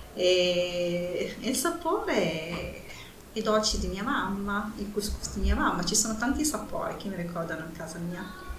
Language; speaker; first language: Italian; non-native, fluent; Arabic